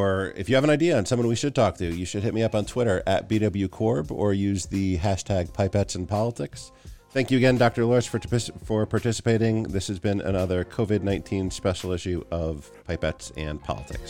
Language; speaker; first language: English; native; English